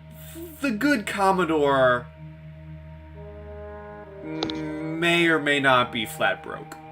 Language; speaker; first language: English; native; English